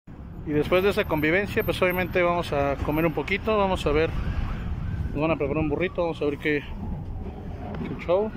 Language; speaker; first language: Spanish; native; Spanish